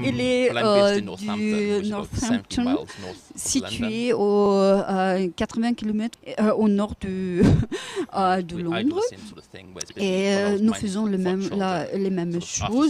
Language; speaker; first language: French; non-native, fluent; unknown